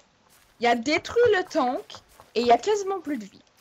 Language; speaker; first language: French; native; French